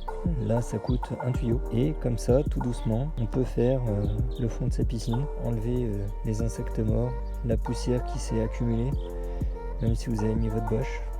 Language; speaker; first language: French; native; French